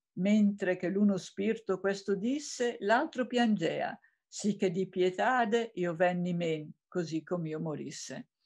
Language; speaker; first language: Italian; native; Italian